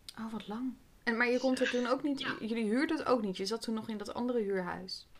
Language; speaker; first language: Dutch; native; Dutch